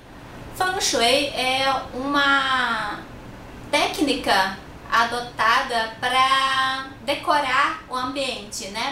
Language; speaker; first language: Portuguese; non-native, fluent; Chinese